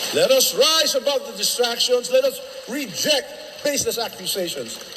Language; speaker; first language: English; non-native, local second language; Filipino